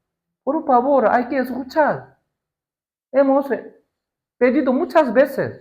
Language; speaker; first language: Spanish; non-native, learner; Korean